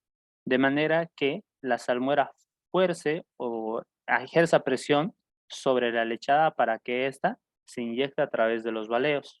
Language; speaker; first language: Spanish; native; Spanish